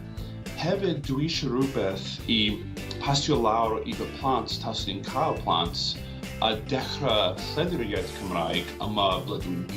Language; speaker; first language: Welsh; non-native, fluent; English